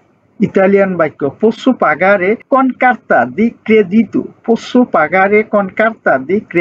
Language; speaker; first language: Italian; non-native, fluent; Bangla